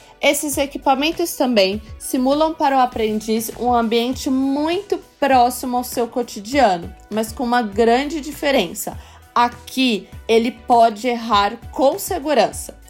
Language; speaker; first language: Portuguese; native; Portuguese